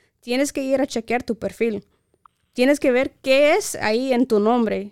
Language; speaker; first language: Spanish; non-native, fluent; English